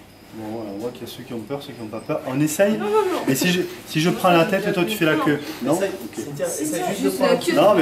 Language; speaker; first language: French; native; French